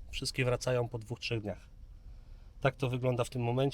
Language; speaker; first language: Polish; native; Polish